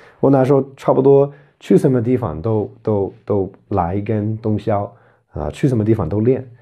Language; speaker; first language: Chinese; non-native, fluent; English